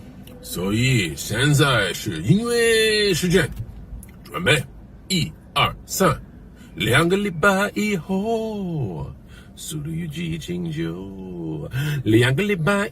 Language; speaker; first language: Chinese; non-native, learner; English